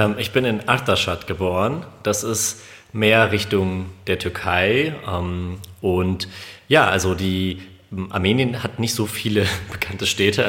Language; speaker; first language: German; early bilingual, other home language; Armenian